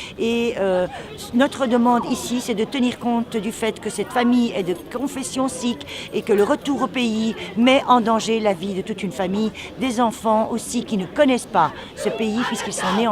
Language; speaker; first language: French; native; French